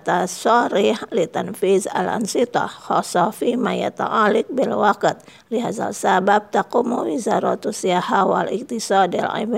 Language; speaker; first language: Arabic; non-native, fluent; Indonesian